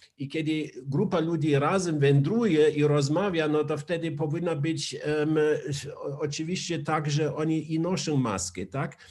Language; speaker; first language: Polish; non-native, learner; German